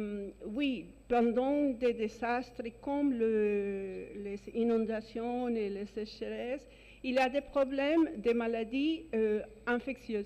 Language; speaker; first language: French; non-native, fluent; Spanish